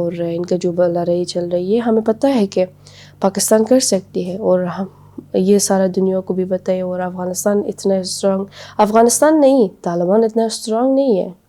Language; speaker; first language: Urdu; non-native, learner; Persian